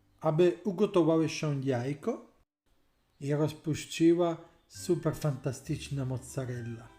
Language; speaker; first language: Polish; non-native, learner; Italian